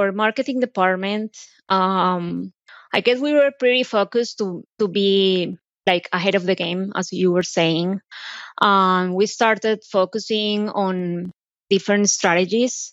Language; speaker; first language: English; non-native, fluent; Spanish